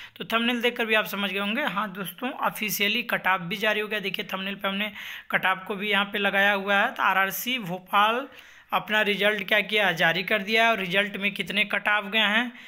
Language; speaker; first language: Hindi; native; Hindi